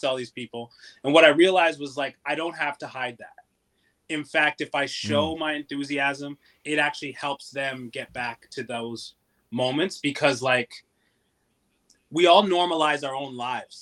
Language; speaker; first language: English; native; English